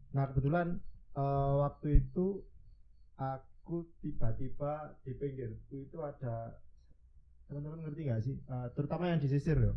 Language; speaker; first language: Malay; non-native, local second language; Javanese